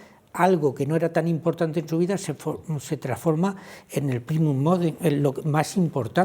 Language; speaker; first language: Spanish; native; Spanish